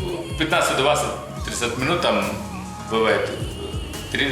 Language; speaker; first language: Russian; non-native, fluent; Nepali